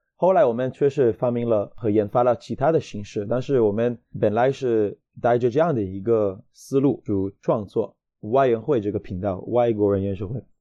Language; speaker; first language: Chinese; non-native, fluent; Hebrew